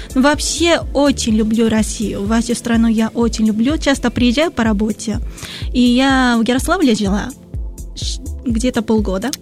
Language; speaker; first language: Russian; non-native, fluent; Japanese